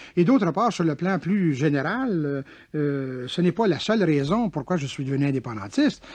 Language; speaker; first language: French; native; French